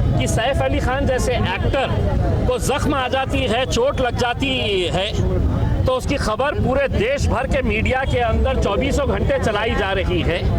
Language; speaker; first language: Urdu; native; Urdu